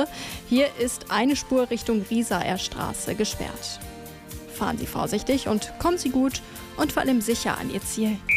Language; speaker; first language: German; native; German